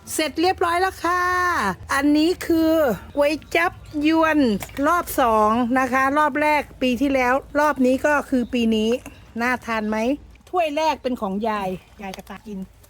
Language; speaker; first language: Thai; native; Thai